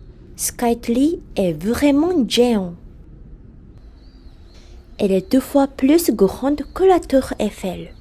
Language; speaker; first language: French; non-native, fluent; Japanese